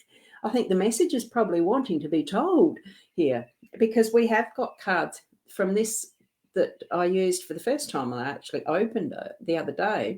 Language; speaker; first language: English; native; English